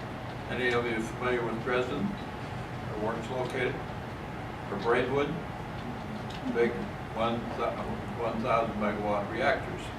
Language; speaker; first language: English; native; English